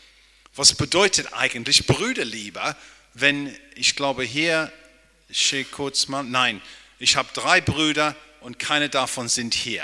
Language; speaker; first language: German; non-native, fluent; English